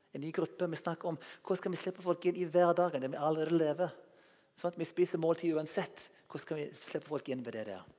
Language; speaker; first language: Norwegian; non-native, fluent; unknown